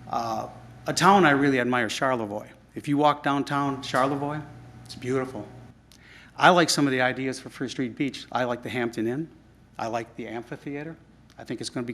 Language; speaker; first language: English; native; English